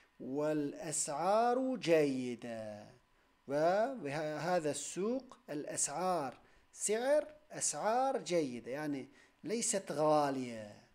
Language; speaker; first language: Arabic; non-native, fluent; Turkish